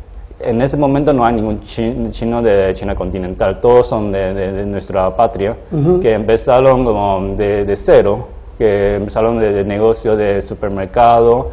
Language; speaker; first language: Spanish; non-native, fluent; Chinese